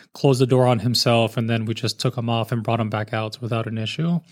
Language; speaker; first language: English; native; English